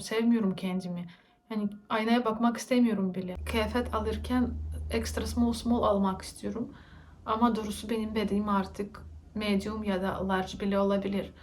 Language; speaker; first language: Turkish; non-native, learner; Russian